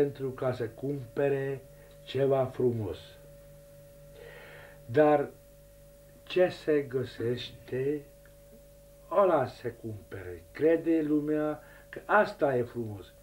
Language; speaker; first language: Romanian; non-native, local second language; Hungarian